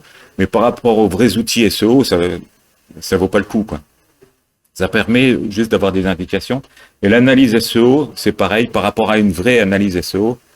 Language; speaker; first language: French; native; French